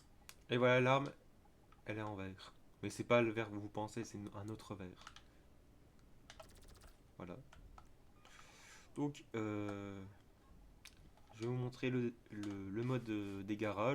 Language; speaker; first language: French; native; French